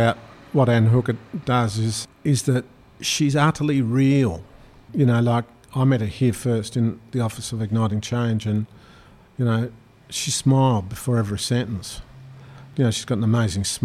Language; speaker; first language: English; native; English